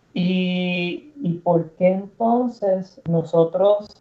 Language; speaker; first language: Spanish; native; Spanish